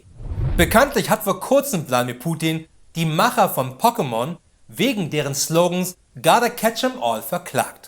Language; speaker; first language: German; native; German